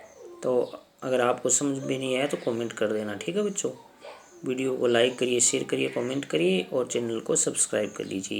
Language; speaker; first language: Hindi; native; Hindi